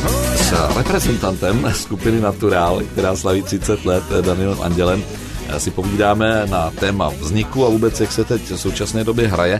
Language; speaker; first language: Czech; native; Czech